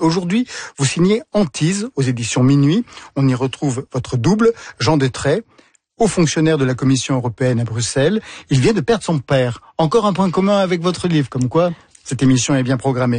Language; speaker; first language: French; native; French